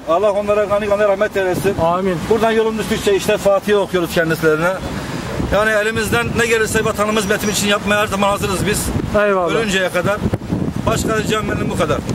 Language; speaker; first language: Turkish; native; Turkish